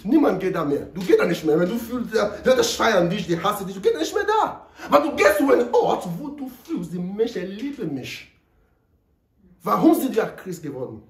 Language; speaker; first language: German; non-native, learner; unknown